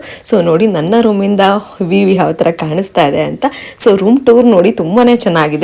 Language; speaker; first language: Kannada; native; Kannada